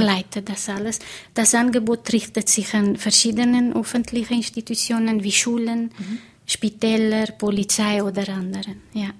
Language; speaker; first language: German; non-native, fluent; Portuguese